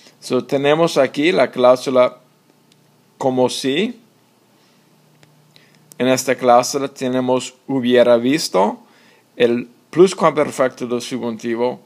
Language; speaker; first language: Spanish; non-native, fluent; English